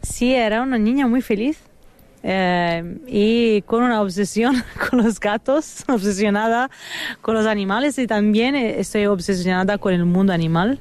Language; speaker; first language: Spanish; non-native, fluent; Italian